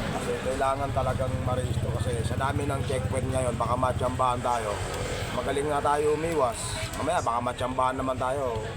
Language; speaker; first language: Filipino; non-native, local second language; Cebuano